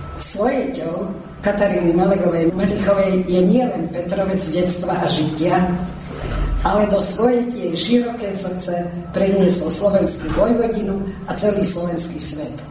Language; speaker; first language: Slovak; early bilingual, heritage; Slovak